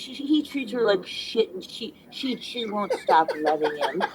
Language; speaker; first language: English; native; English